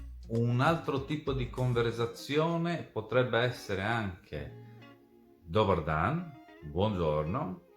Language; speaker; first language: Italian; non-native, fluent; Serbian